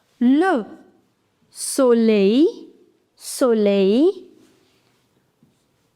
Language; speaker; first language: French; non-native, fluent; Hindi